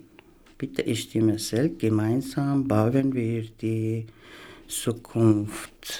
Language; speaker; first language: German; non-native, learner; Persian